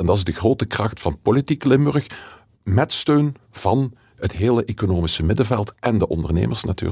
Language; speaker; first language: Dutch; native; Dutch